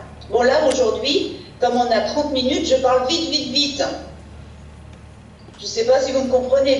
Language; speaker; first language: French; native; French